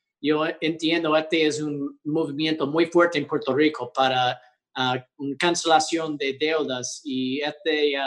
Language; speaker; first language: Spanish; early bilingual, heritage; English